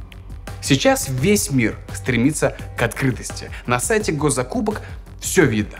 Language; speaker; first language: Russian; native; Russian